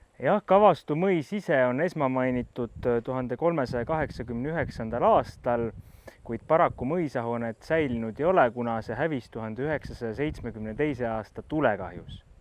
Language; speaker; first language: Estonian; native; Estonian